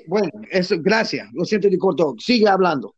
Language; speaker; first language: Spanish; non-native, learner; English